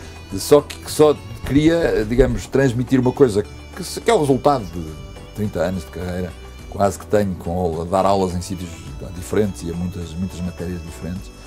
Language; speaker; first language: Portuguese; native; Portuguese